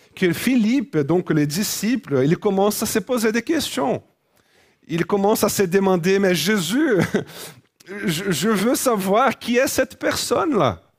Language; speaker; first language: French; non-native, fluent; Portuguese